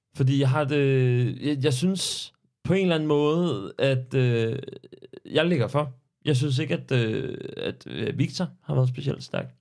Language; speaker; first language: Danish; native; Danish